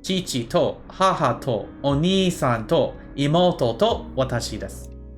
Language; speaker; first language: Japanese; non-native, learner; English